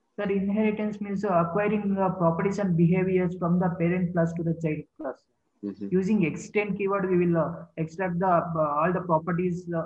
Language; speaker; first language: English; non-native, local second language; Kannada